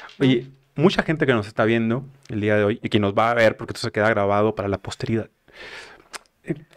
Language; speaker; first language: Spanish; native; Spanish